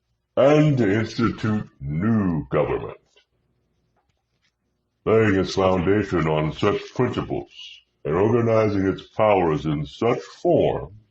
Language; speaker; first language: English; native; English